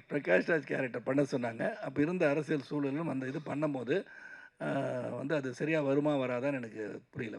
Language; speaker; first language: Tamil; native; Tamil